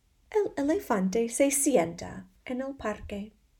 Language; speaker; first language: Spanish; non-native, fluent; English